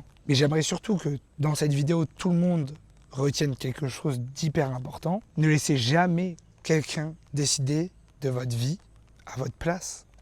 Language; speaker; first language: French; native; French